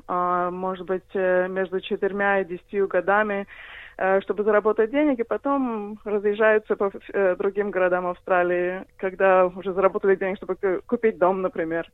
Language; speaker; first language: Russian; early bilingual, heritage; Russian